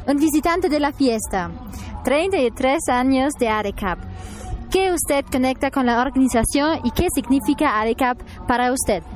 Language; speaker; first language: Spanish; non-native, learner; German